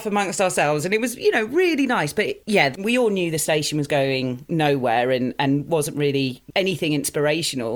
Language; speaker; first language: English; native; English